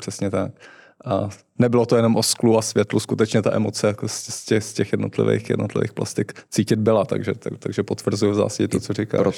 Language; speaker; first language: Czech; native; Czech